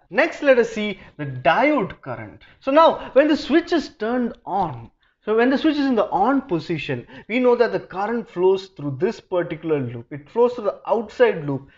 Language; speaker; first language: English; non-native, local second language; Malayalam